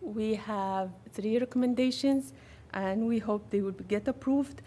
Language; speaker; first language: English; non-native, fluent; Arabic